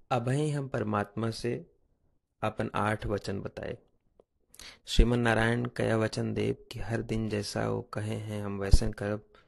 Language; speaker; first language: Hindi; native; Hindi